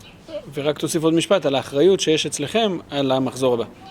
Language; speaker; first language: Hebrew; native; Hebrew